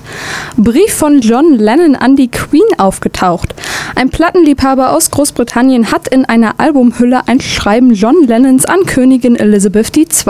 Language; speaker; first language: German; native; German